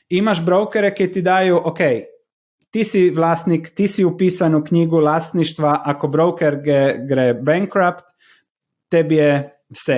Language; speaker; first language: Slovenian; non-native, learner; Croatian